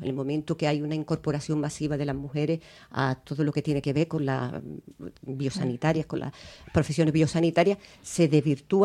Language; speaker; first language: Spanish; native; Spanish